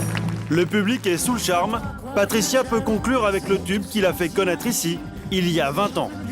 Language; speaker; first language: French; native; French